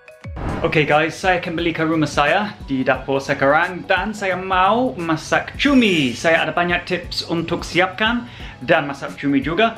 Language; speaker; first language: Indonesian; non-native, learner; English